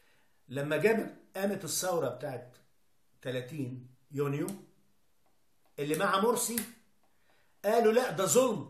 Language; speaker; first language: Arabic; native; Arabic